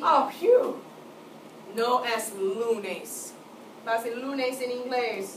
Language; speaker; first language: Spanish; non-native, fluent; English